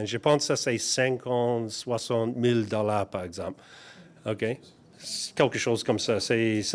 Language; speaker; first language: French; non-native, learner; English